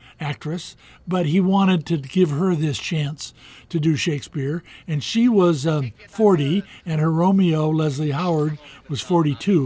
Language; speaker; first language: English; native; English